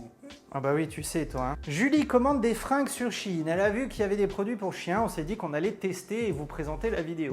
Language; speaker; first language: French; native; French